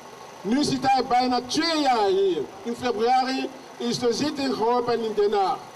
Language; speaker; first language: Dutch; non-native, learner; French